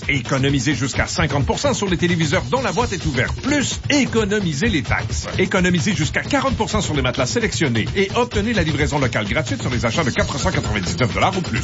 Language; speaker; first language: French; native; French